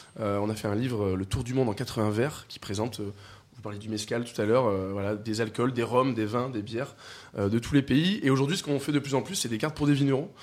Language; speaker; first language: French; native; French